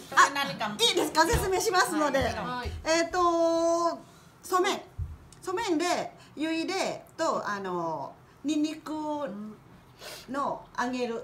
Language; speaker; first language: Japanese; non-native, learner; Thai